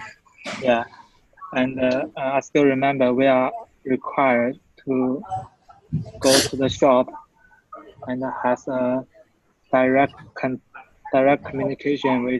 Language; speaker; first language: English; non-native, fluent; Chinese